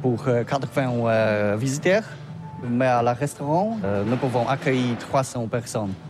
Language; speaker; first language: French; non-native, learner; Polish